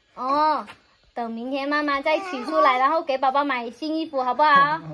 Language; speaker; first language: Chinese; non-native, fluent; Vietnamese